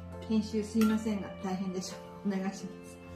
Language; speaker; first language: Japanese; native; Japanese